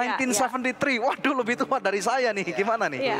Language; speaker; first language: Indonesian; native; Indonesian